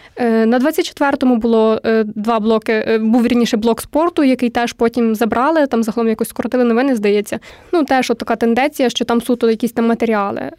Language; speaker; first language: Ukrainian; native; Ukrainian